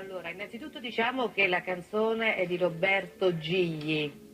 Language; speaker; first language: Italian; native; Italian